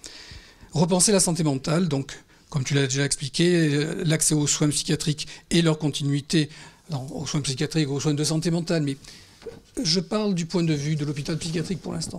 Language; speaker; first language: French; native; French